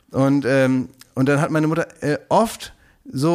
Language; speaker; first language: German; native; German